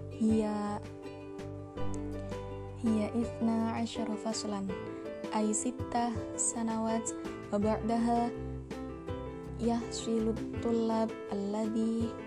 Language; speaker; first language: Arabic; non-native, learner; Indonesian